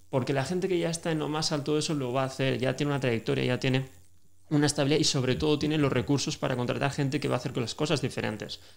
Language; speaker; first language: Spanish; native; Spanish